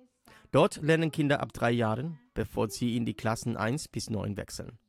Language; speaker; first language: German; native; German